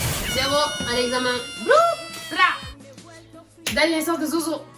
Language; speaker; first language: French; native; French